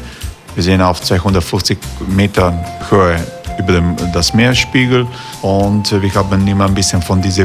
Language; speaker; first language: German; non-native, learner; Croatian